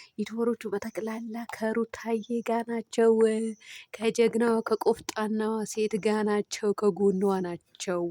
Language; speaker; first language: Amharic; non-native, local second language; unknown